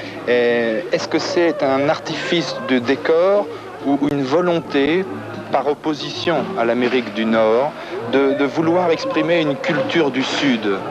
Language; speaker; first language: French; native; French